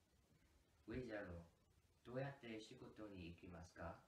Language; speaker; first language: Japanese; non-native, learner; English